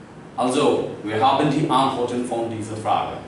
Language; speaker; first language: German; non-native, learner; Hindi